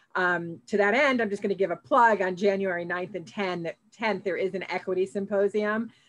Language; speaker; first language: English; native; English